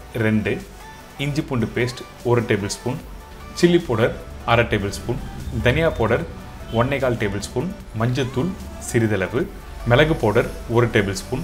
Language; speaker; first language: Tamil; native; Tamil